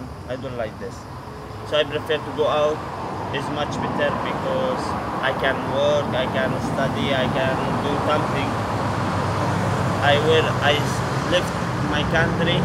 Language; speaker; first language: English; non-native, learner; Arabic